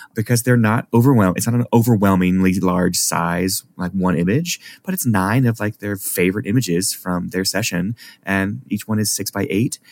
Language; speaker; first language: English; native; English